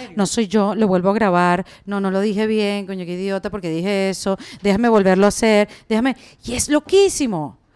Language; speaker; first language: Spanish; native; Spanish